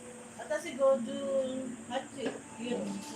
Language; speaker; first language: Japanese; non-native, fluent; Filipino